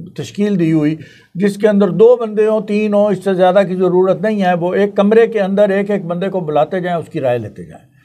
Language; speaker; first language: Urdu; non-native, local second language; Punjabi